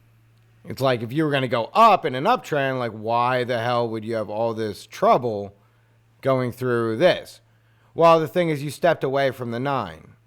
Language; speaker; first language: English; native; English